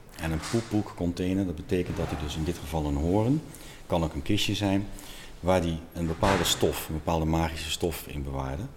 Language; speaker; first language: Dutch; native; Dutch